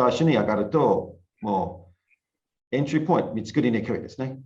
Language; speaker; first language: Japanese; non-native, learner; English